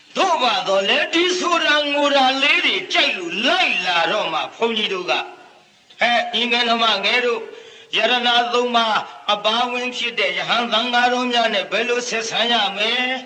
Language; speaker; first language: Burmese; native; Burmese